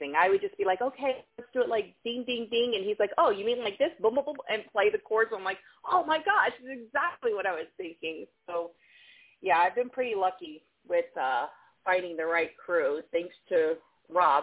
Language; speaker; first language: English; native; English